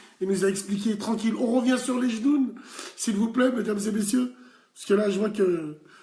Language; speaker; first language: French; early bilingual, other home language; Arabic